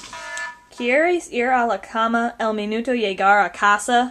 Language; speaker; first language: Spanish; non-native, learner; English